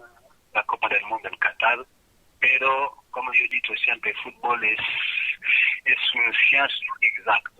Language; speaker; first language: Spanish; non-native, fluent; French